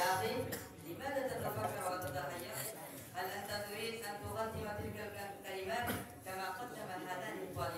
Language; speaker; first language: Arabic; non-native, learner; Urdu